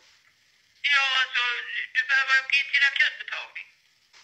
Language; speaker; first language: Swedish; native; Swedish